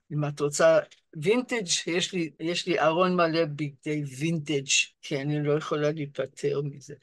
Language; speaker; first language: Hebrew; non-native, fluent; English